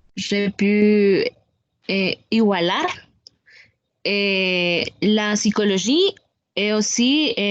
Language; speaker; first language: French; non-native, learner; Spanish